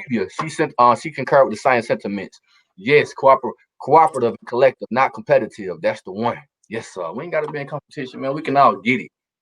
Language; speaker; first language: English; native; English